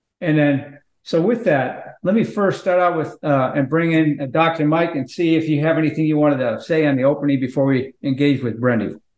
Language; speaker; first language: English; native; English